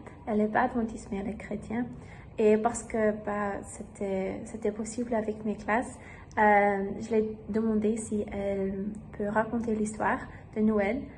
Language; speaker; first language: French; non-native, learner; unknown